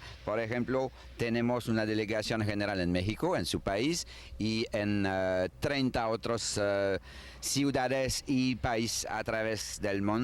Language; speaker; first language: Spanish; non-native, learner; French